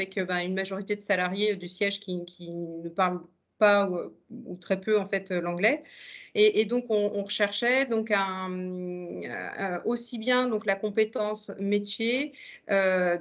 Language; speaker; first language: French; native; French